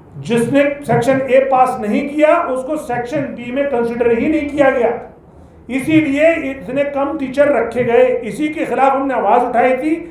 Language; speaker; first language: Hindi; native; Hindi